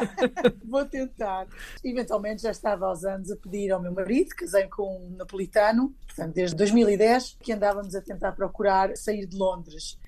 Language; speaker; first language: Portuguese; native; Portuguese